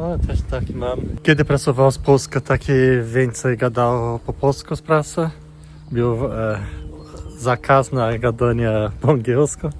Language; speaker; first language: Polish; non-native, learner; Portuguese